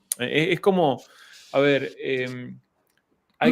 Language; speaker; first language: Spanish; native; Spanish